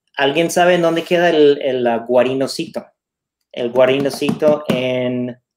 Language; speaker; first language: Spanish; non-native, fluent; English